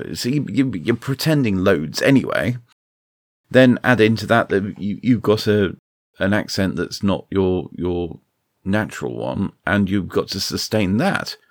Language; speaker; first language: English; native; English